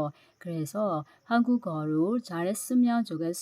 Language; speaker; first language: Korean; non-native, fluent; Burmese